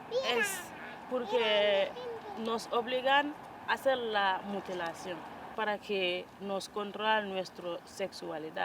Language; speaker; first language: Spanish; non-native, fluent; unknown